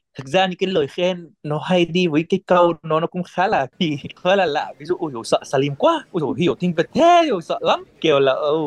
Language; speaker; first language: Vietnamese; non-native, fluent; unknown